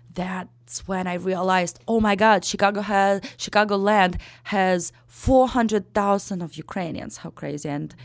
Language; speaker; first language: English; non-native, fluent; Ukrainian